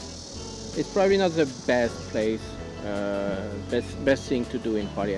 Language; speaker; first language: English; non-native, learner; French